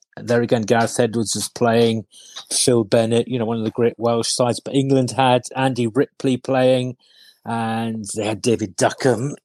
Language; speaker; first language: English; native; English